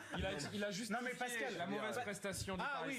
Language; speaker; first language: French; native; French